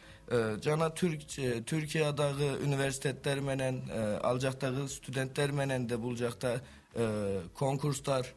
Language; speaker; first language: Kyrgyz; non-native, learner; Turkish